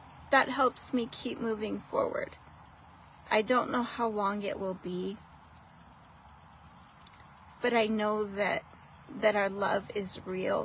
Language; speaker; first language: English; native; English